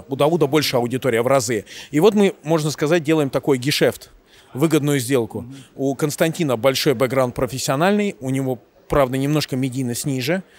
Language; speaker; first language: Russian; native; Russian